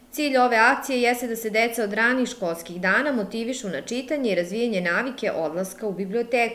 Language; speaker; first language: Serbian; native; Serbian